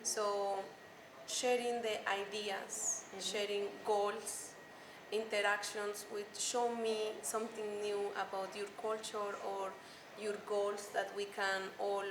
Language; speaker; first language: English; non-native, fluent; Spanish